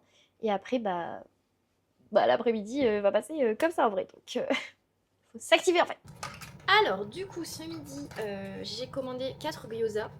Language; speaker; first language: French; native; French